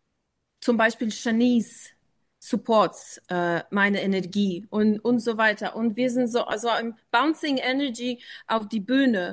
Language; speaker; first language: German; non-native, learner; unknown